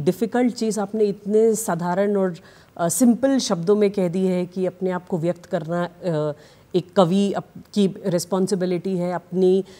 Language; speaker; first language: Hindi; native; Hindi